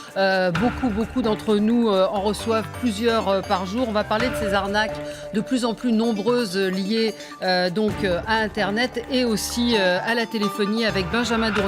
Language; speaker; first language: French; native; French